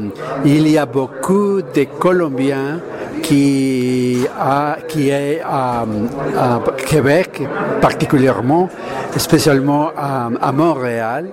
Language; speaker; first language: French; non-native, learner; Spanish